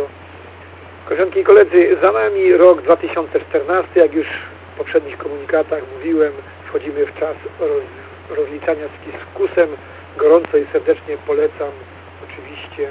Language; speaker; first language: Polish; native; Polish